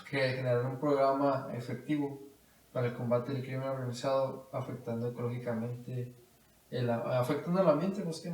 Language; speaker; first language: Spanish; native; Spanish